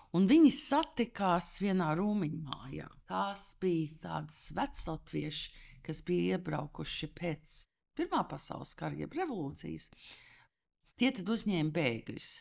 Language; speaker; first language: Latvian; early bilingual, heritage; Latvian